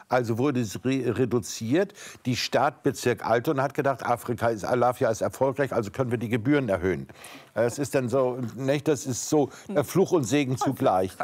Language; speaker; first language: German; native; German